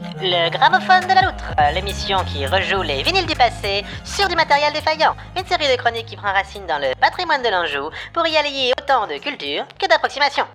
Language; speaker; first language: French; native; French